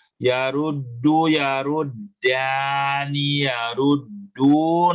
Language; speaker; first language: Arabic; non-native, fluent; Indonesian